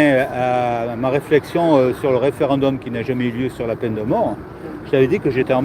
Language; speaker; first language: French; native; French